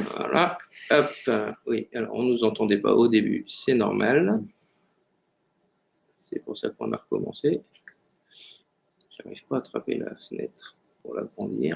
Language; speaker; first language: French; native; French